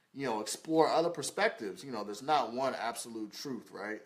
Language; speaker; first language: English; native; English